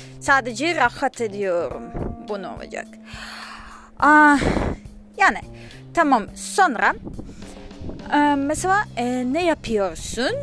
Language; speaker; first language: Turkish; non-native, learner; English